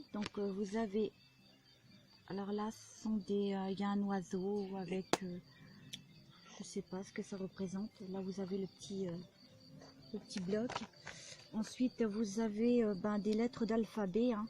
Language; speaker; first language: French; native; French